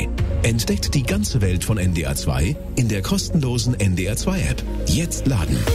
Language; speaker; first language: German; native; German